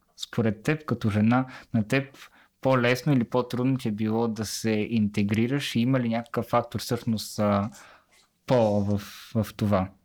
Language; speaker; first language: Bulgarian; native; Bulgarian